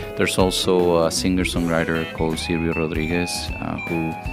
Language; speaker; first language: English; non-native, fluent; Spanish